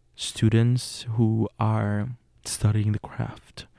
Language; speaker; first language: English; non-native, fluent; Spanish